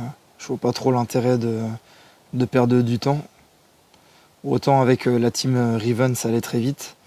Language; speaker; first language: French; native; French